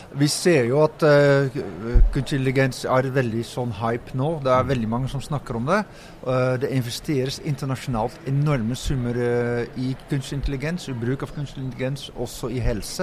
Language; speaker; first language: Norwegian; non-native, fluent; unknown